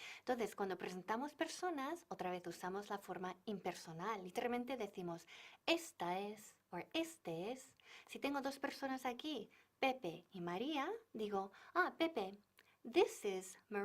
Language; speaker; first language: Spanish; non-native, fluent; English